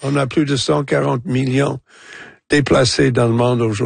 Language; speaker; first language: French; non-native, local second language; English